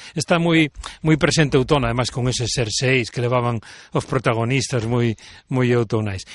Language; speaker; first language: Galician; native; Galician